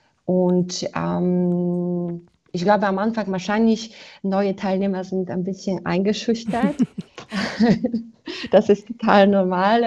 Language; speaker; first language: German; non-native, fluent; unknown